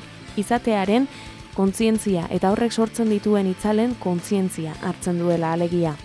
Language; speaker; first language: Basque; native; Basque